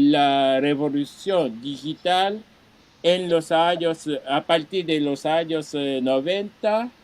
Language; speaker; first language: Spanish; non-native, fluent; Japanese